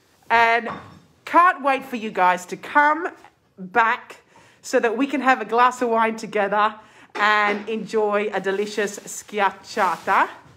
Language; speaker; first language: English; native; English